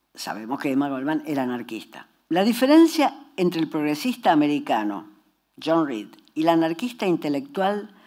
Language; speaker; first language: Spanish; native; Spanish